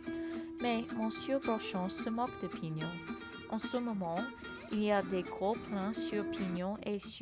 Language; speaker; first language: French; non-native, learner; English